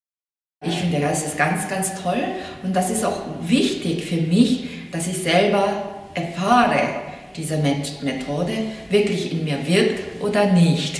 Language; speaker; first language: German; non-native, fluent; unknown